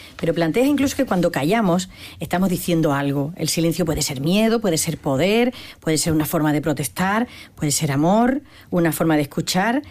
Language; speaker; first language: Spanish; native; Spanish